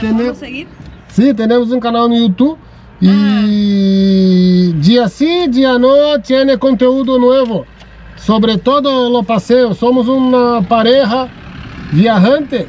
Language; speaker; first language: Spanish; non-native, learner; Portuguese